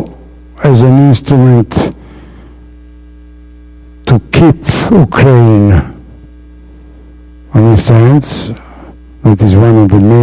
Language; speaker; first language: English; non-native, fluent; Italian